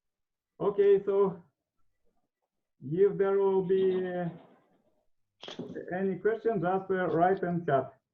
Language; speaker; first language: English; non-native, learner; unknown